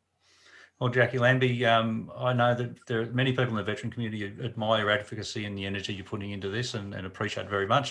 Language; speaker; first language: English; native; English